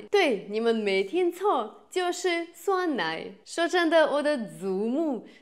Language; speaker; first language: Chinese; non-native, fluent; Russian